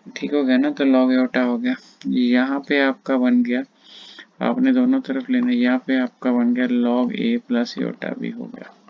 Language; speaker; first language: Hindi; non-native, local second language; Punjabi